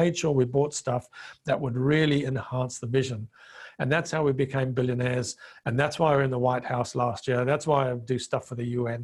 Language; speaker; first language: English; non-native, local second language; Bemba